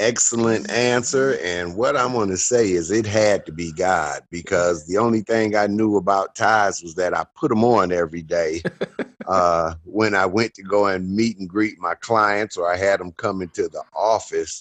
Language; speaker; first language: English; native; English